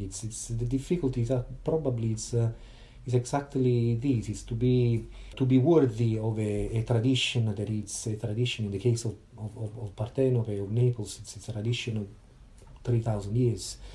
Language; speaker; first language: English; non-native, fluent; Italian